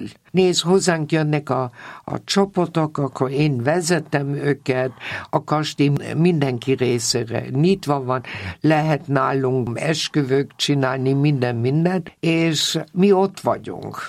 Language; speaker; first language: Hungarian; non-native, fluent; German